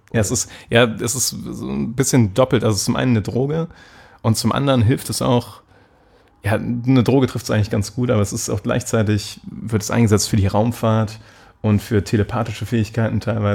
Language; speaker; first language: German; native; German